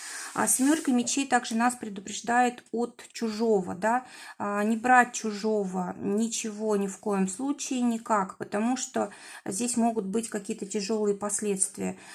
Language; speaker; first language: Russian; native; Russian